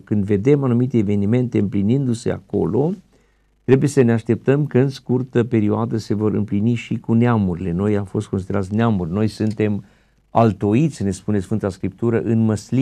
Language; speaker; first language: Romanian; native; Romanian